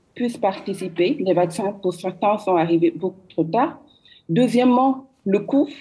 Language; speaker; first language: French; non-native, local second language; Wolof